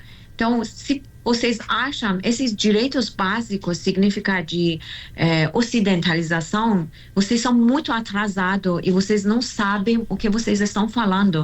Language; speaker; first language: Portuguese; non-native, learner; Persian